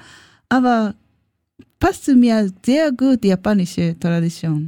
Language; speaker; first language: German; non-native, learner; Japanese